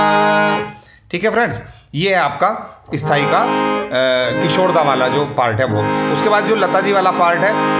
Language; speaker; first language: Hindi; native; Hindi